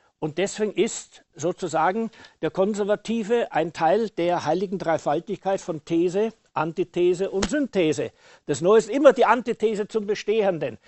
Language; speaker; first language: German; native; German